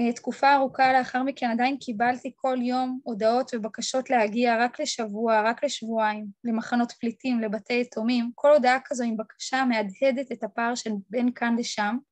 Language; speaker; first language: Hebrew; non-native, fluent; Russian